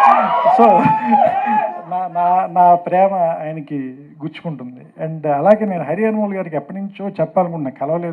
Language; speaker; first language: Telugu; native; Telugu